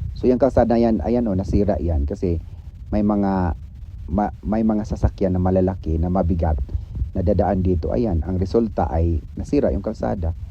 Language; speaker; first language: Filipino; non-native, local second language; Cebuano